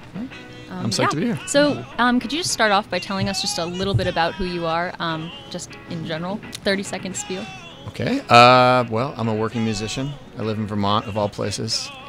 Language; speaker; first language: English; native; English